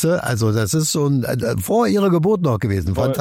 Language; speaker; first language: German; native; German